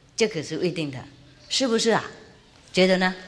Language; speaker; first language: Chinese; non-native, fluent; Vietnamese